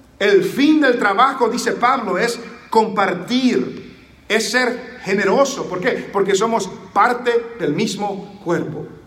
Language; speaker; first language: Spanish; early bilingual, heritage; Spanish